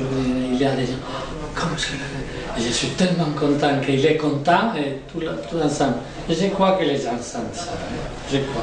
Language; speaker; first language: French; non-native, learner; Spanish